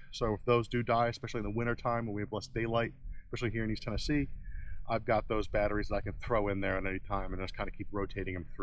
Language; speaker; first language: English; native; English